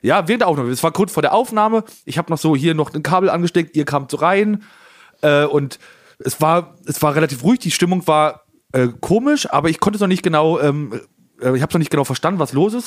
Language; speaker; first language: German; native; German